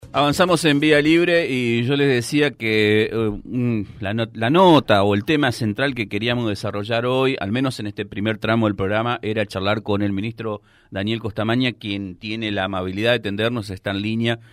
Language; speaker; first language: Spanish; native; Spanish